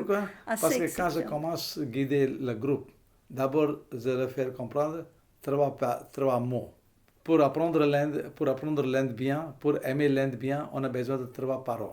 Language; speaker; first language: French; non-native, fluent; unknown